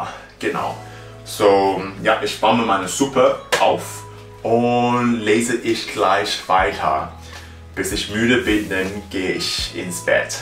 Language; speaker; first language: German; non-native, learner; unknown